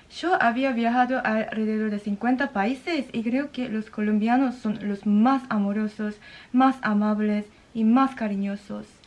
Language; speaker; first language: Spanish; non-native, fluent; Korean